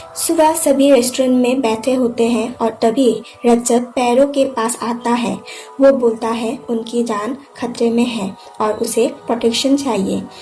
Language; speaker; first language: Hindi; non-native, local second language; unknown